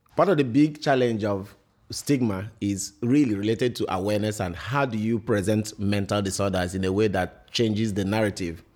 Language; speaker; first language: English; non-native, local second language; Igbo